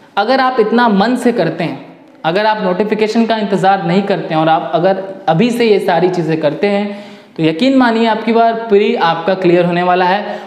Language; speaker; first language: Hindi; native; Hindi